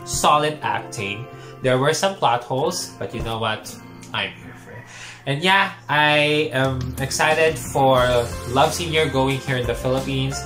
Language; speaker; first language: English; non-native, local second language; Filipino